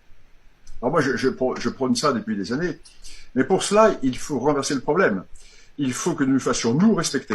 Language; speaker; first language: French; native; French